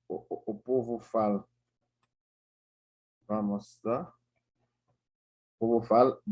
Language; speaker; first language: Portuguese; non-native, fluent; Haitian Creole